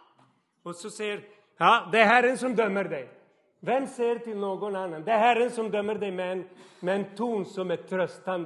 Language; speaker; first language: Swedish; non-native, fluent; Serbian